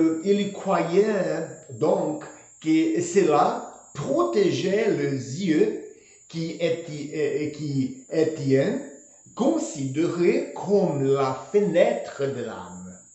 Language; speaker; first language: French; non-native, learner; Portuguese